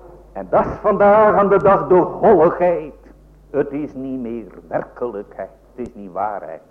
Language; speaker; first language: Dutch; native; Dutch